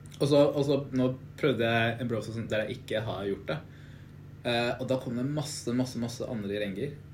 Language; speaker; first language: Norwegian; early bilingual, other home language; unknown